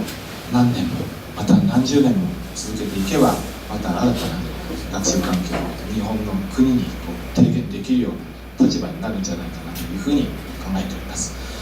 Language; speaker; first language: Japanese; native; Japanese